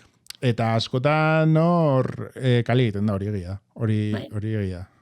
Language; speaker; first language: Basque; native; Basque